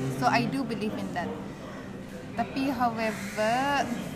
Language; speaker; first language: English; non-native, local second language; Malay